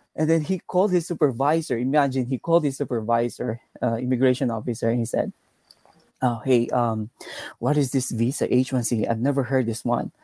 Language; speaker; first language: English; non-native, local second language; Cebuano